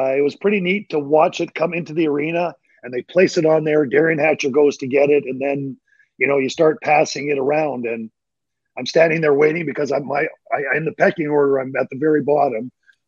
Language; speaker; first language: English; native; English